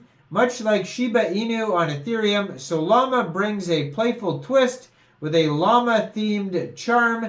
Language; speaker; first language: English; native; English